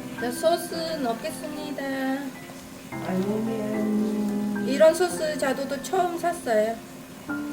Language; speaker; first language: Korean; non-native, learner; Vietnamese